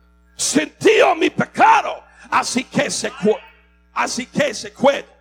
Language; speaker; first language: Spanish; non-native, learner; English